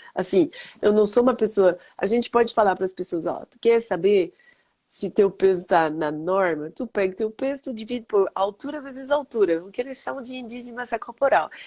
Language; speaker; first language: Portuguese; non-native, fluent; French